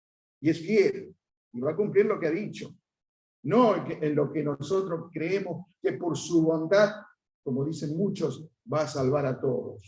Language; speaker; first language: Spanish; native; Spanish